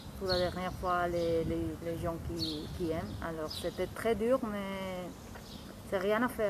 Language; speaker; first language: French; non-native, learner; Spanish